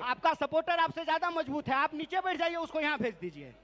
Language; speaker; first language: Hindi; native; Hindi